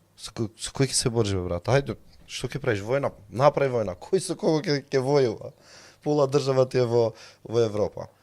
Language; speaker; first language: Macedonian; non-native, local second language; Albanian